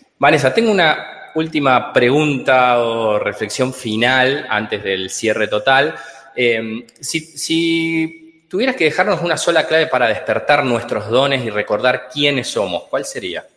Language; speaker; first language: Spanish; native; Spanish